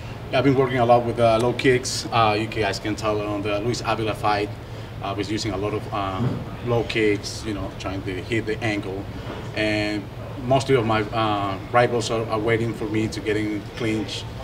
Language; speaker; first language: English; non-native, fluent; Spanish